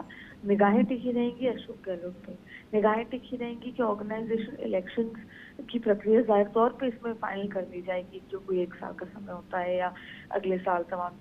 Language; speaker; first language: Hindi; native; Hindi